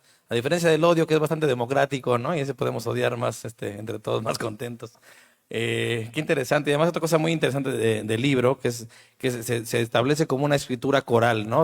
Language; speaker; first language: Spanish; native; Spanish